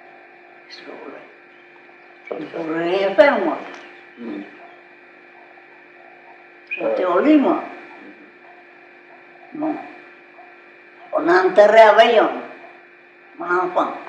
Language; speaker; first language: French; non-native, local second language; Basque